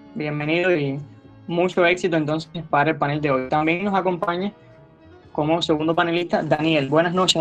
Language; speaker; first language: Spanish; native; Spanish